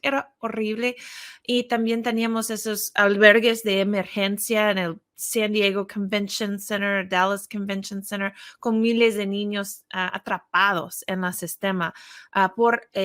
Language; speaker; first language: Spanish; non-native, fluent; English